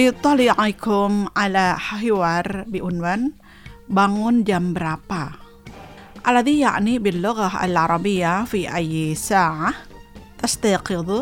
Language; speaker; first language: Arabic; non-native, fluent; Indonesian